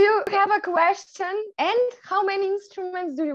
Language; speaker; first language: English; non-native, fluent; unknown